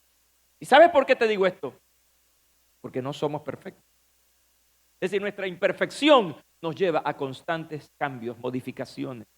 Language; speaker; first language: Spanish; native; Spanish